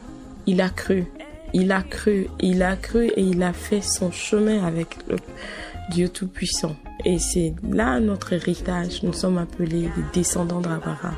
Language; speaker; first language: French; non-native, local second language; Ewe